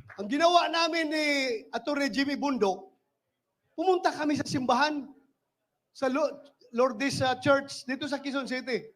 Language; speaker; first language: Filipino; non-native, local second language; Cebuano